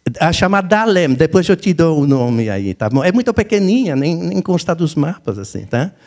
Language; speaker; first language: Portuguese; non-native, fluent; French